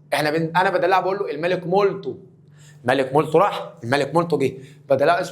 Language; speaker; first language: Arabic; native; Arabic